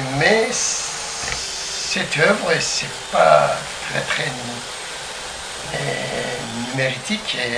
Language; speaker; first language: French; non-native, fluent; Turkish